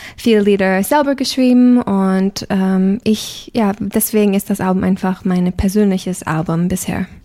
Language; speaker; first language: German; non-native, fluent; English